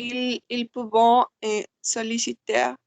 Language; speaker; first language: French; non-native, learner; Spanish